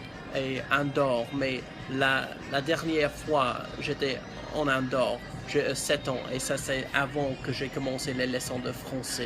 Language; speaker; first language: French; non-native, learner; English